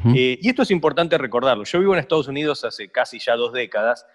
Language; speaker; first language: Spanish; native; Spanish